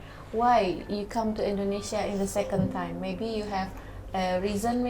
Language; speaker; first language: English; non-native, learner; Indonesian